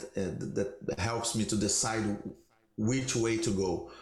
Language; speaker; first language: English; non-native, learner; Portuguese